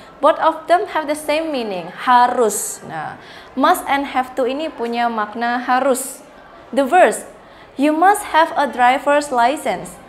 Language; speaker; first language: English; non-native, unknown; Indonesian